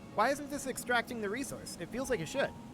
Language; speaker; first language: English; native; English